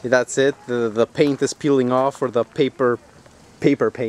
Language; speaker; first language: English; native; English